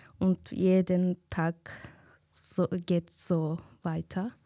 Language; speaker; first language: German; non-native, learner; Kurdish